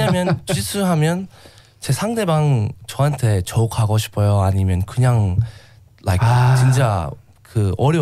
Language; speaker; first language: Korean; non-native, learner; English